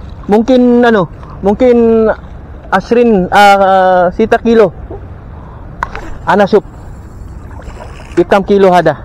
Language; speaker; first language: Arabic; non-native, learner; Filipino